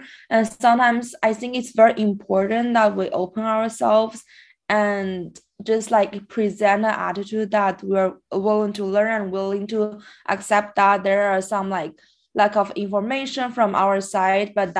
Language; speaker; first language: English; non-native, fluent; Chinese